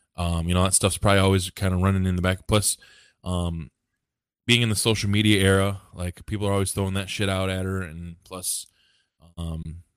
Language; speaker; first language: English; early bilingual, other home language; Japanese